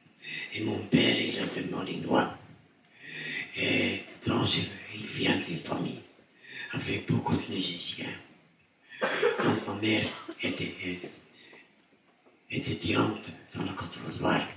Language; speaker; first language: French; non-native, fluent; Dutch